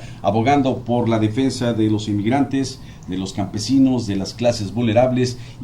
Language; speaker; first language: Spanish; native; Spanish